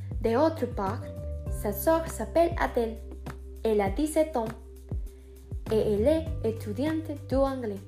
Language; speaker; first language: French; non-native, learner; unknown